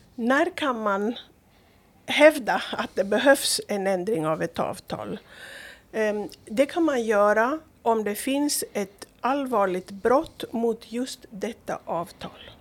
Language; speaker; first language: Swedish; non-native, fluent; Greek